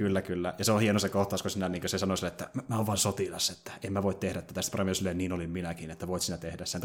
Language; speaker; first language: Finnish; native; Finnish